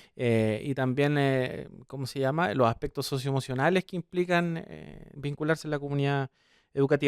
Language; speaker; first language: Spanish; native; Spanish